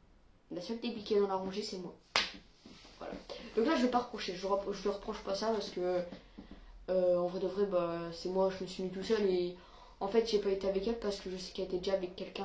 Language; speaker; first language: French; native; French